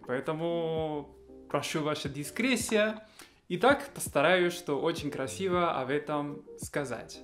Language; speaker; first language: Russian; non-native, fluent; Spanish